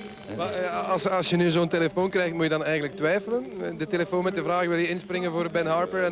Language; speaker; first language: Dutch; native; Dutch